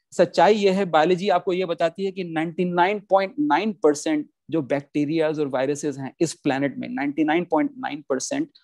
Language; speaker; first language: Hindi; native; Hindi